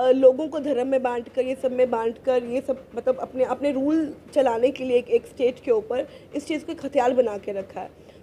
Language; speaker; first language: Hindi; native; Hindi